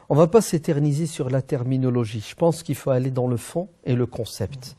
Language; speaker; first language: French; early bilingual, other home language; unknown